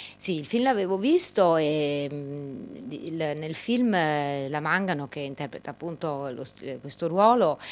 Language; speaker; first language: Italian; native; Italian